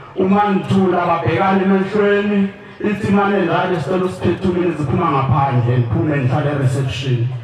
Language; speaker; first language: Zulu; non-native, local second language; Xhosa